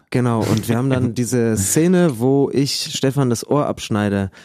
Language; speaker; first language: German; native; German